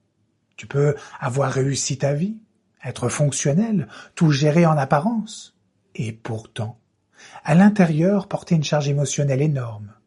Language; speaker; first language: French; native; French